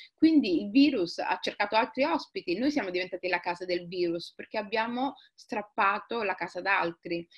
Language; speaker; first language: Italian; early bilingual, other home language; Somali